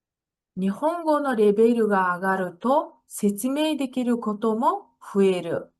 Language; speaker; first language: Japanese; non-native, fluent; Mongolian